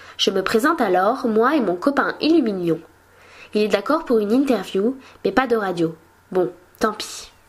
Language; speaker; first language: French; native; French